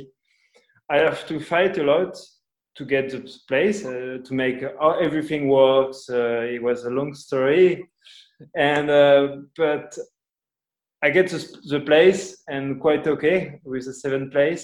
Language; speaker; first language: English; non-native, learner; French